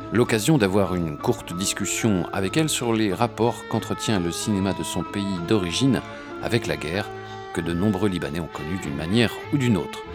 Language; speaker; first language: French; native; French